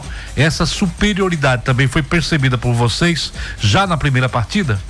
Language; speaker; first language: Portuguese; native; Portuguese